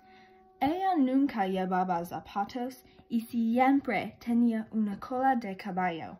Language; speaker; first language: Spanish; non-native, learner; English